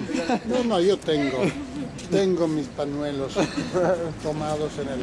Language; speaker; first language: Spanish; non-native, fluent; Italian